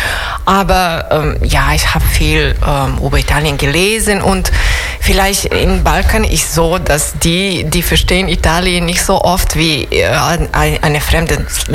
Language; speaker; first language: German; non-native, fluent; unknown